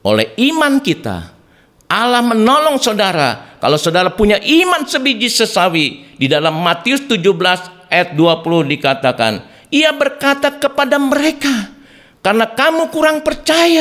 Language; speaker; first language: Indonesian; native; Indonesian